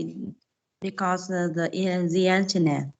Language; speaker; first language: English; non-native, learner; Vietnamese